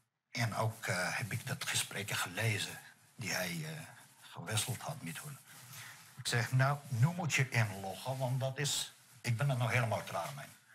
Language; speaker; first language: Dutch; non-native, fluent; Arabic